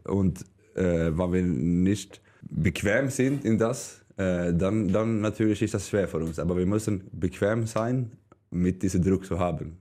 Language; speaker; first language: German; non-native, learner; Swedish